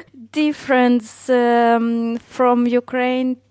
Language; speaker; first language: English; non-native, learner; Ukrainian